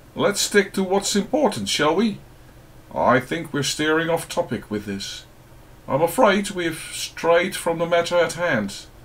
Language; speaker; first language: English; non-native, fluent; Dutch